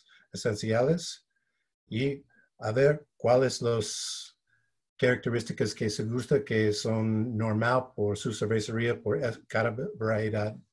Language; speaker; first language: Spanish; non-native, fluent; English